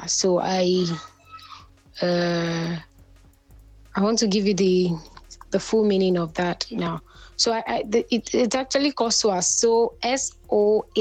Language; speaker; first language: English; non-native, local second language; Yoruba